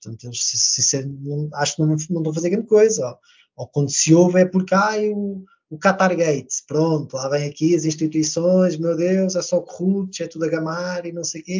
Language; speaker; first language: Portuguese; native; Portuguese